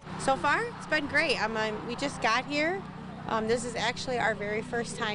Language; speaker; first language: English; native; English